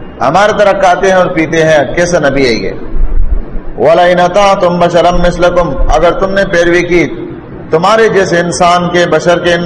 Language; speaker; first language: Urdu; non-native, local second language; Pashto